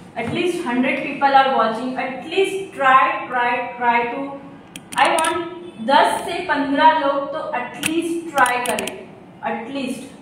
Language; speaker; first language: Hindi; non-native, local second language; Gujarati